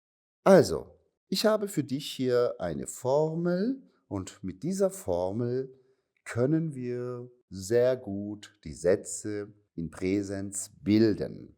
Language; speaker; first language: German; non-native, fluent; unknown